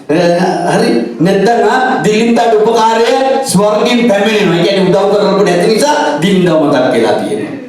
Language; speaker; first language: Sinhala; native; Sinhala